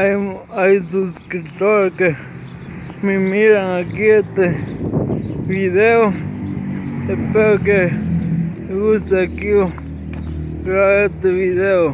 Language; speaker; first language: Spanish; non-native, local second language; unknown